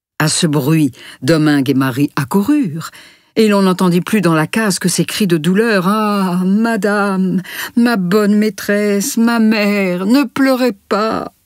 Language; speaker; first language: French; native; French